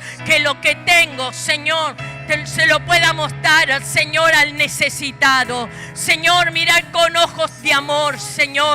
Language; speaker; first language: Spanish; native; Spanish